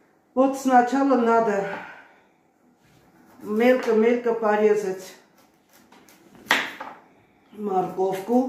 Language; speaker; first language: Russian; non-native, fluent; Armenian